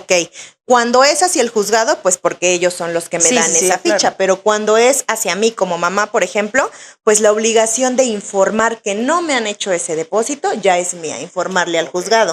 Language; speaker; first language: Spanish; native; Spanish